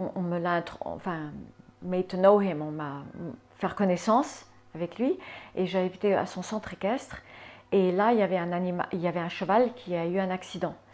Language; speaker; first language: French; early bilingual, other home language; English